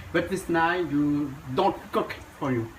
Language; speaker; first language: English; non-native, learner; Réunion Creole French